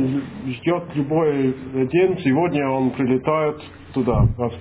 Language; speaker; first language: Russian; non-native, fluent; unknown